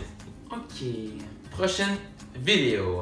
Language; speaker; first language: French; native; French